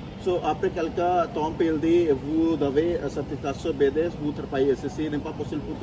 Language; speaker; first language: French; non-native, learner; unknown